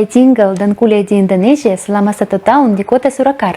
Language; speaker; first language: Indonesian; non-native, fluent; Russian